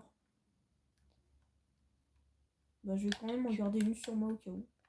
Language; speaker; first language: French; native; French